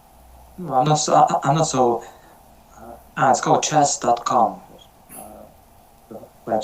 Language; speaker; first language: English; non-native, learner; Russian